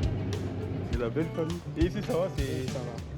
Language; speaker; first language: French; native; French